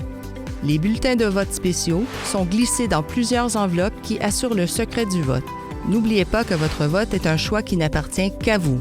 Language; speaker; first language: French; native; French